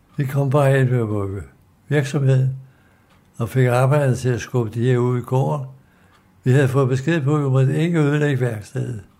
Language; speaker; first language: Danish; native; Danish